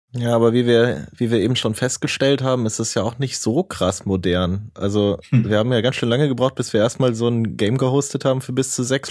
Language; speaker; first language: German; native; German